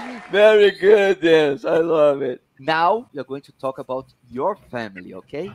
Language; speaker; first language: English; non-native, fluent; Portuguese